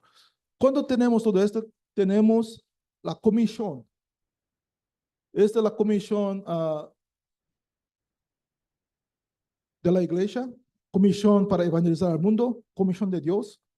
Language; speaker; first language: Spanish; non-native, learner; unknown